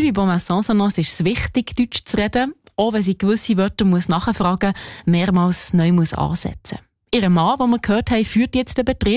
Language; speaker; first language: German; native; German